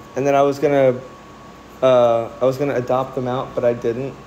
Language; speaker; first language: English; native; English